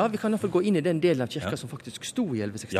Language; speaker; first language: Norwegian; native; Norwegian